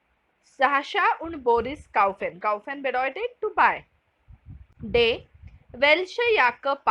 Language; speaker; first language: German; non-native, fluent; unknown